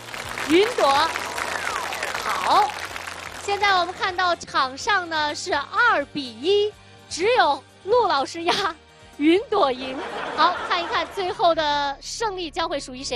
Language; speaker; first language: Chinese; native; Chinese